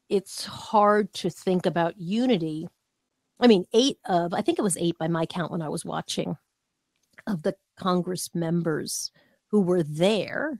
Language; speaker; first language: English; native; English